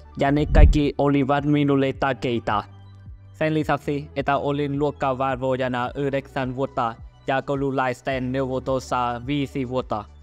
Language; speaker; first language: Finnish; non-native, learner; Vietnamese